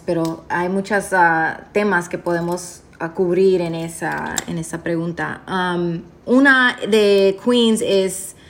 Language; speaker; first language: Spanish; early bilingual, other home language; English